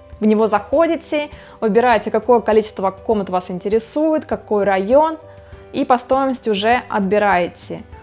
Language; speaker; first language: Russian; native; Russian